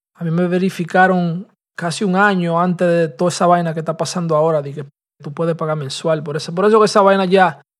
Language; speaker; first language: Spanish; early bilingual, heritage; Spanish